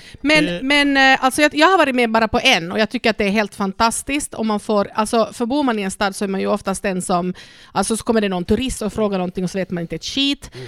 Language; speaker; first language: Swedish; non-native, local second language; Spanish